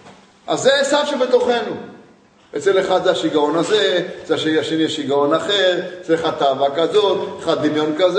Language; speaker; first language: Hebrew; native; Hebrew